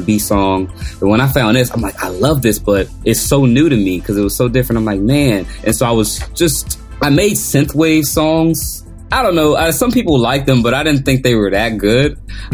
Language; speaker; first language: English; native; English